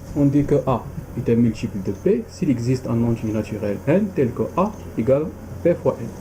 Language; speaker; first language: French; non-native, local second language; Arabic